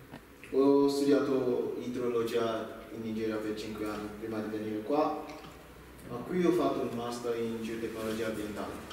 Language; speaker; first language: Italian; non-native, learner; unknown